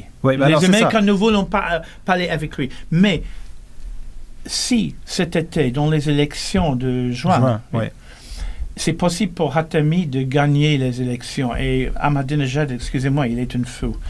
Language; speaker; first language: French; non-native, learner; English